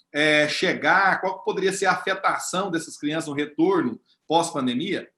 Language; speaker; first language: Portuguese; native; Portuguese